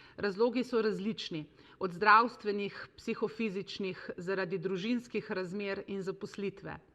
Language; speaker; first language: Slovenian; native; Slovenian